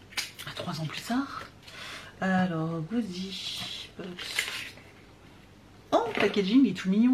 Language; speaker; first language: French; native; French